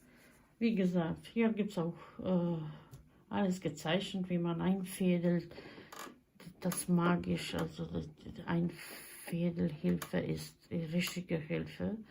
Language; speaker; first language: German; non-native, fluent; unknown